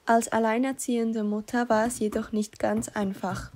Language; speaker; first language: German; native; German